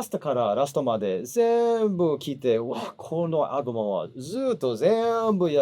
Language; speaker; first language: Japanese; non-native, learner; English